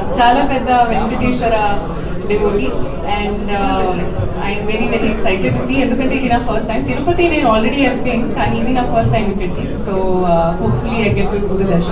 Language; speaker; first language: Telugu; non-native, learner; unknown